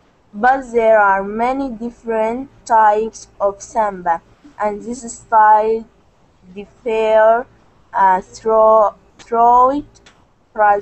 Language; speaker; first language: English; non-native, learner; Indonesian